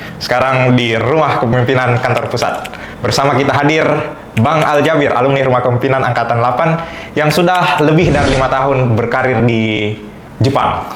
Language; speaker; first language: Indonesian; native; Indonesian